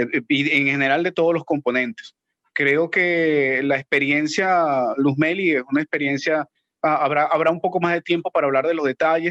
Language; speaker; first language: Spanish; native; Spanish